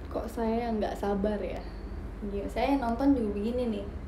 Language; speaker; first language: Indonesian; native; Indonesian